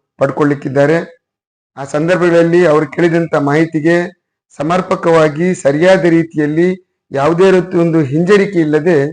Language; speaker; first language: Kannada; non-native, local second language; Urdu